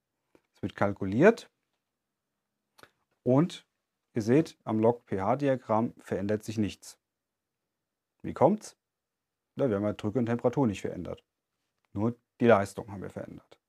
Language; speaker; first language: German; native; German